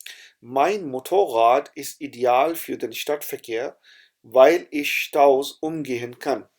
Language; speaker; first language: German; non-native, fluent; Urdu